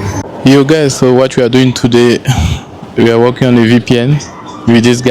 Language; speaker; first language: English; non-native, fluent; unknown